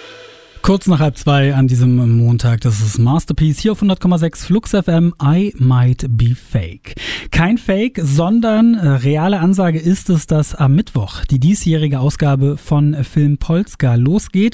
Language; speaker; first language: German; native; German